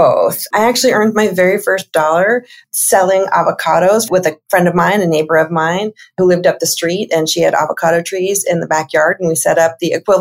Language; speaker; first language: English; native; English